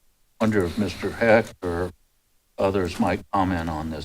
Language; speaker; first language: English; native; English